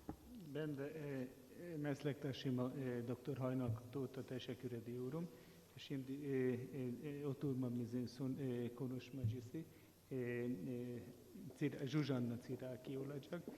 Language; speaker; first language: Turkish; non-native, fluent; Hungarian